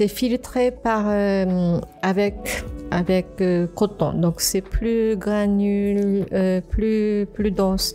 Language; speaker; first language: French; non-native, fluent; Japanese